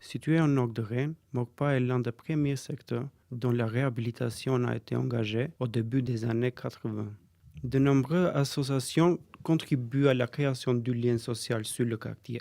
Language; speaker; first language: French; non-native, learner; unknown